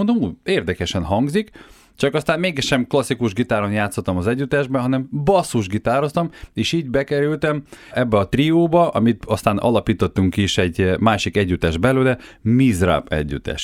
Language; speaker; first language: Hungarian; non-native, fluent; Ukrainian